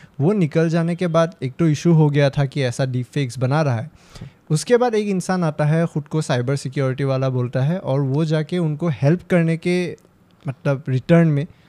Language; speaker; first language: Hindi; non-native, local second language; Assamese